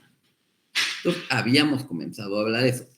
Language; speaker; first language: Spanish; native; Spanish